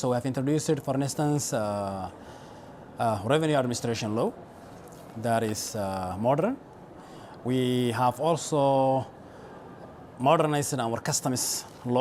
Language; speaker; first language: English; non-native, local second language; Somali